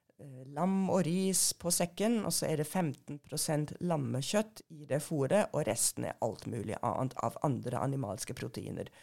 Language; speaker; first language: Norwegian; non-native, fluent; German